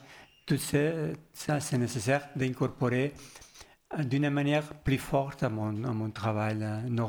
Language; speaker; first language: French; non-native, learner; Spanish